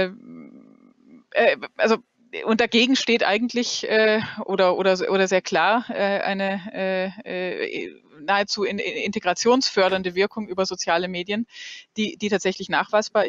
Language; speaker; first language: German; native; German